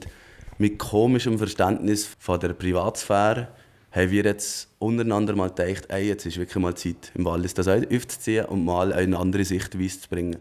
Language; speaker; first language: German; native; German